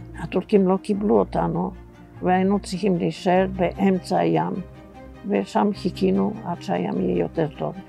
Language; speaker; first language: Hebrew; non-native, fluent; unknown